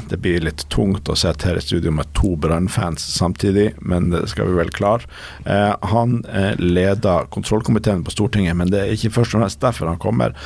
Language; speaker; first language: Norwegian; native; Norwegian